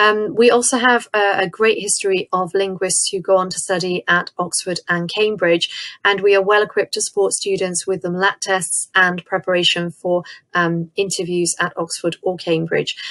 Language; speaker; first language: English; native; English